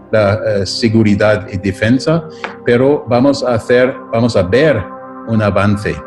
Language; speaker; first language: Spanish; non-native, fluent; German